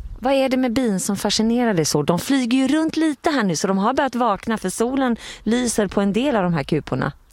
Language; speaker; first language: Swedish; native; Swedish